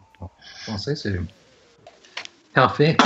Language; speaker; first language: French; non-native, learner; English